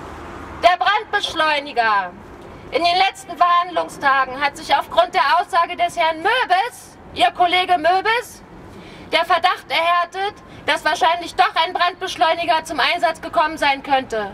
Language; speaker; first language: German; native; German